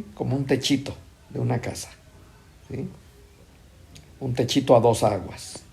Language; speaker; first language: Spanish; native; Spanish